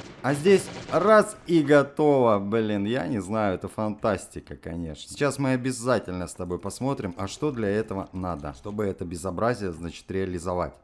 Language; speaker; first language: Russian; native; Russian